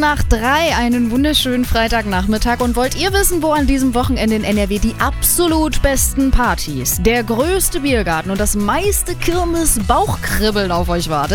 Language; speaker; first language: German; native; German